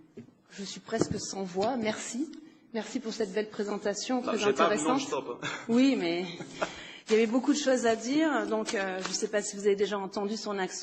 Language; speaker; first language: French; native; French